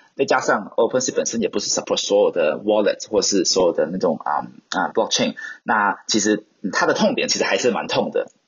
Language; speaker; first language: Chinese; non-native, local second language; Cantonese